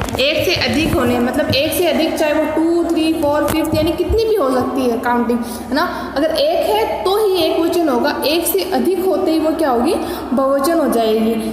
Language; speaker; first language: Hindi; native; Hindi